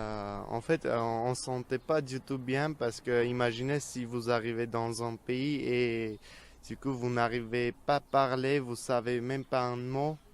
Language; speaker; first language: French; non-native, fluent; Armenian